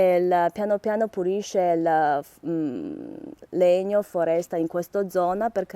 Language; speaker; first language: Italian; non-native, learner; Chinese